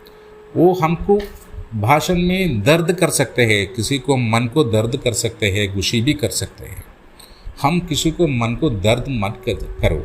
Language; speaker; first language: Hindi; non-native, local second language; Malayalam